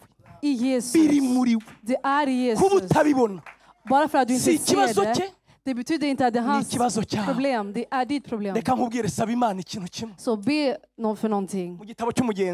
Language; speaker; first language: Swedish; early bilingual, other home language; Kinyarwanda